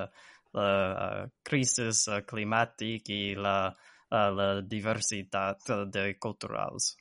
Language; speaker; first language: Catalan; non-native, learner; English